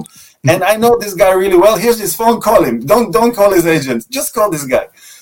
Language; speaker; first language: English; non-native, fluent; Russian